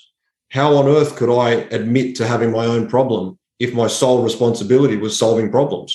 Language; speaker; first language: English; native; English